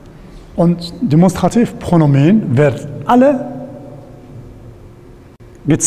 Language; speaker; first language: German; non-native, learner; Arabic